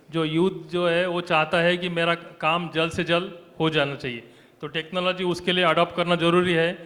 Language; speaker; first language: Hindi; non-native, local second language; Marathi